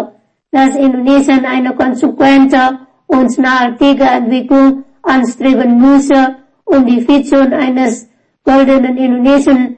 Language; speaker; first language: German; non-native, fluent; Indonesian